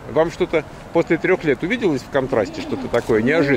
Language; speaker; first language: Russian; native; Russian